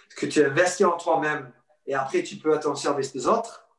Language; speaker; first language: French; non-native, fluent; English